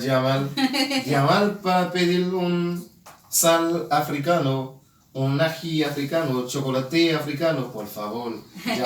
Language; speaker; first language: Spanish; non-native, learner; Haitian Creole